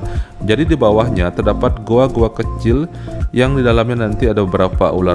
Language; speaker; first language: Indonesian; native; Indonesian